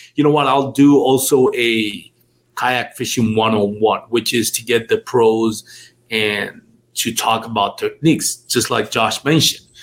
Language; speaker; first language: English; non-native, fluent; Spanish